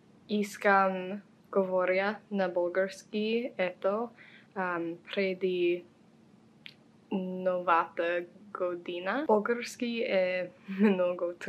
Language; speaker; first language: Bulgarian; non-native, learner; English